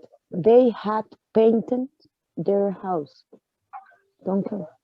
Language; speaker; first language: English; non-native, learner; Spanish